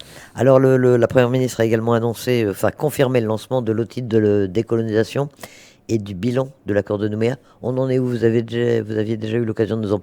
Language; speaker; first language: French; native; French